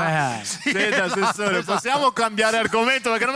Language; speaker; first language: Italian; native; Italian